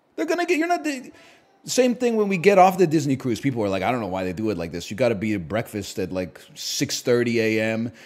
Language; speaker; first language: English; native; English